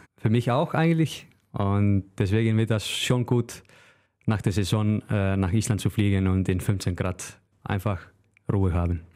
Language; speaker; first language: German; non-native, learner; Icelandic